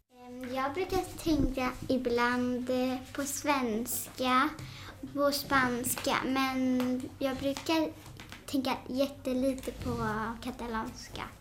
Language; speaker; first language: Swedish; early bilingual, heritage; Swedish